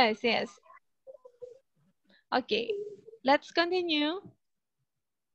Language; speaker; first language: English; non-native, learner; Indonesian